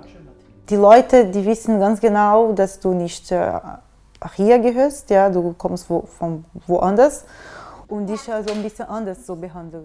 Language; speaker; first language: German; non-native, fluent; Portuguese